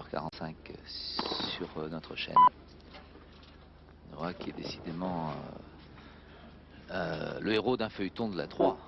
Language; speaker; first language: French; native; French